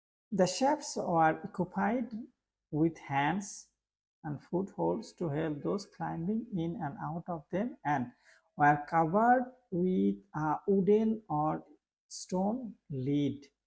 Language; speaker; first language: English; non-native, local second language; Bangla